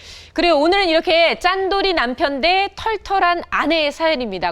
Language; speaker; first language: Korean; native; Korean